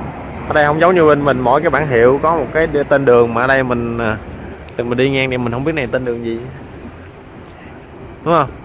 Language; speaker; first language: Vietnamese; native; Vietnamese